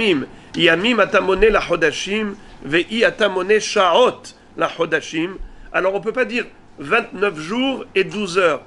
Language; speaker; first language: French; native; French